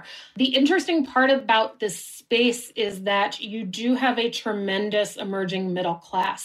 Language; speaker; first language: English; native; English